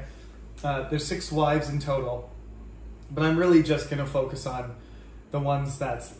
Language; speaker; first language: English; native; English